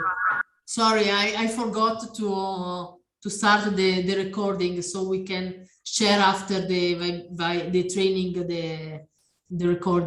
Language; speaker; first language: English; non-native, learner; Italian